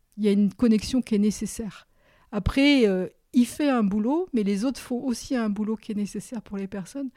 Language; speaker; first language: French; native; French